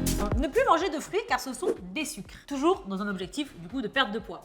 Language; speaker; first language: French; native; French